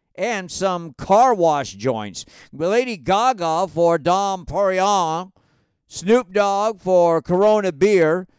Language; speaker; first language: English; native; English